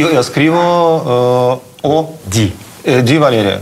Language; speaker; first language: Italian; non-native, learner; Russian